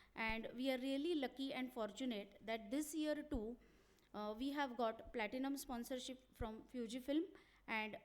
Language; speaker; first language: English; non-native, local second language; Marathi